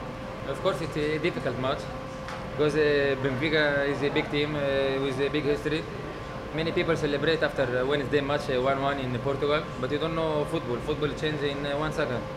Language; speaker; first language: English; non-native, learner; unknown